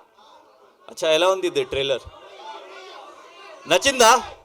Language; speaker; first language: Telugu; non-native, local second language; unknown